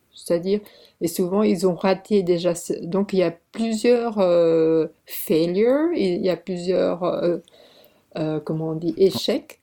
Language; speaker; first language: French; early bilingual, other home language; Korean